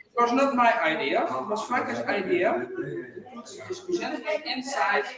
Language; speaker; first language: English; non-native, fluent; Dutch